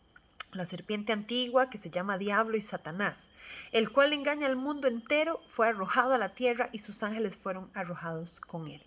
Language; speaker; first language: Spanish; native; Spanish